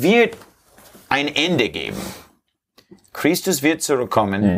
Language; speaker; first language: German; non-native, fluent; English